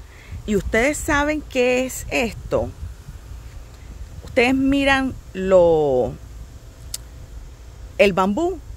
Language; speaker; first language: Spanish; native; Spanish